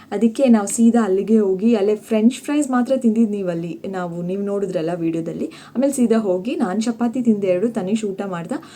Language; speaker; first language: Kannada; non-native, local second language; Tulu